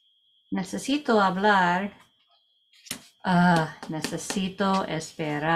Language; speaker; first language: Spanish; non-native, learner; English